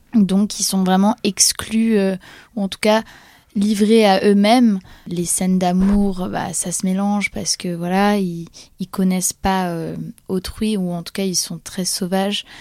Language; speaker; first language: French; non-native, fluent; Polish